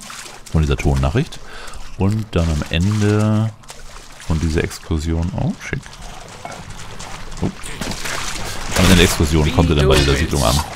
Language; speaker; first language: German; native; German